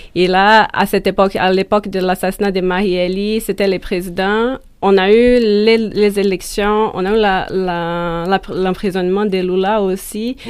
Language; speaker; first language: French; non-native, fluent; Portuguese